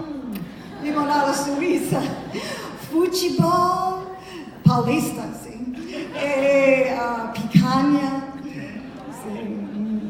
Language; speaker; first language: Portuguese; non-native, learner; English